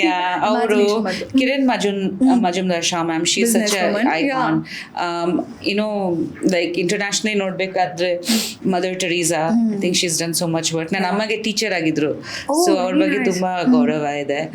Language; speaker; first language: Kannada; non-native, local second language; Bangla